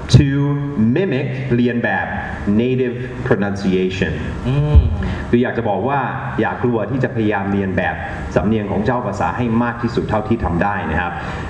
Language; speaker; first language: Thai; non-native, fluent; English